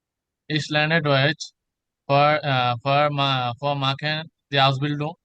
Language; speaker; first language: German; non-native, learner; Bangla